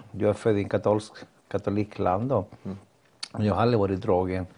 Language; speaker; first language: Swedish; non-native, fluent; Spanish